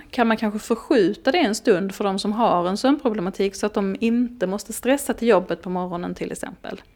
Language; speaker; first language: Swedish; native; Swedish